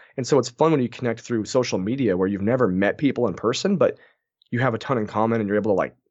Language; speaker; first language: English; native; English